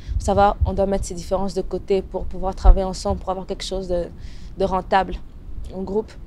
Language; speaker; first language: French; non-native, local second language; Lingala